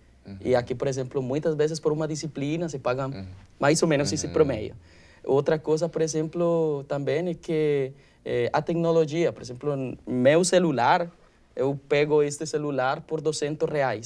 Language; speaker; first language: Portuguese; non-native, learner; Spanish